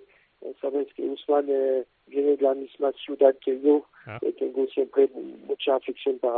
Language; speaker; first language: Spanish; non-native, fluent; French